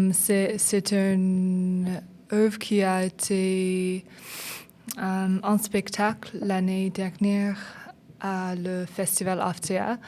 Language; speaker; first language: French; non-native, learner; English